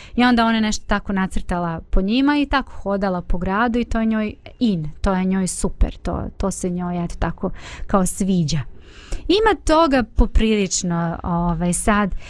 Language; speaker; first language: Bosnian; native; Bosnian